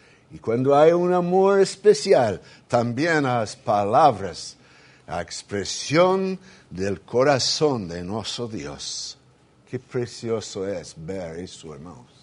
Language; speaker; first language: Spanish; non-native, fluent; English